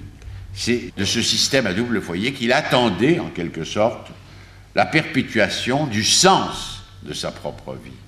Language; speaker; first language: French; native; French